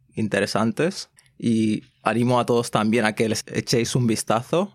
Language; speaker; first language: Spanish; native; Spanish